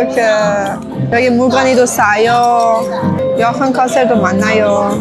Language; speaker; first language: Korean; non-native, learner; Persian